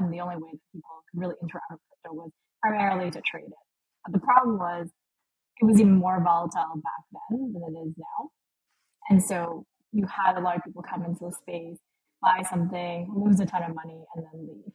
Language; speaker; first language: English; native; English